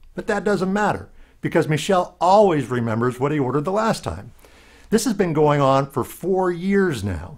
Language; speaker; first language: English; native; English